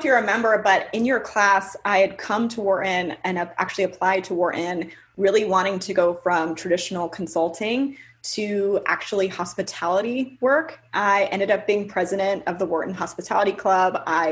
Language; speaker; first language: English; native; English